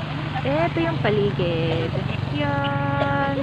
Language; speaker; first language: Filipino; native; Filipino